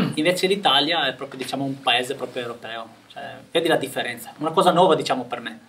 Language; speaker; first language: Italian; non-native, fluent; Albanian